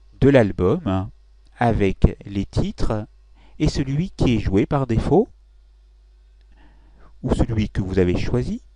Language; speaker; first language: French; native; French